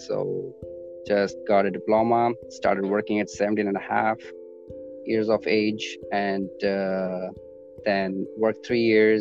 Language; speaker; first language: English; non-native, local second language; Punjabi